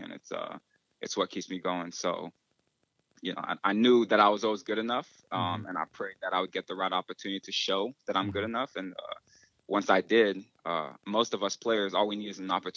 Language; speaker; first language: English; early bilingual, other home language; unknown